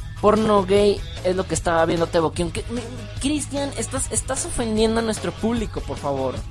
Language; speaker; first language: Spanish; native; Spanish